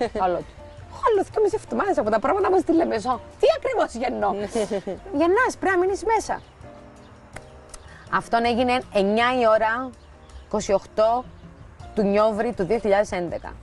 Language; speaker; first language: Greek; native; Greek